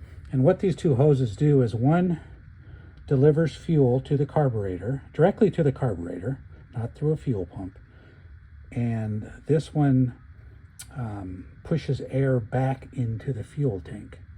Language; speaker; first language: English; native; English